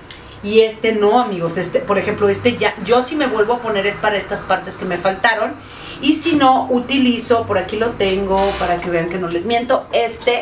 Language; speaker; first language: Spanish; native; Spanish